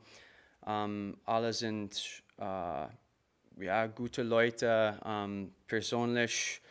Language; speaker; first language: German; non-native, learner; English